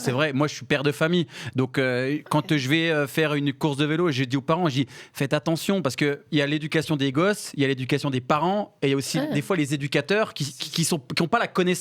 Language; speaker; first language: French; native; French